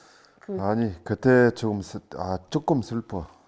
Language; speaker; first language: Korean; non-native, fluent; French